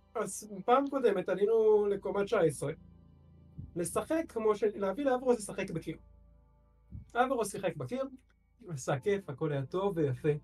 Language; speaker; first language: Hebrew; native; Hebrew